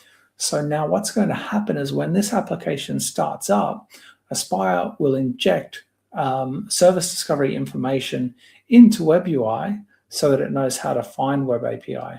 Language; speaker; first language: English; native; English